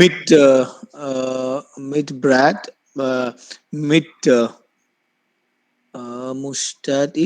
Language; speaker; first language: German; non-native, learner; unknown